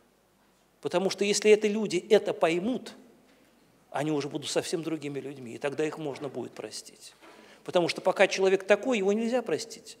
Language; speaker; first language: Russian; native; Russian